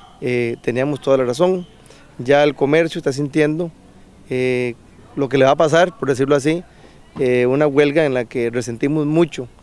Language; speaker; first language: Spanish; native; Spanish